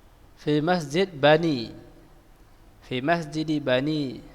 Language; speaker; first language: Arabic; non-native, fluent; Indonesian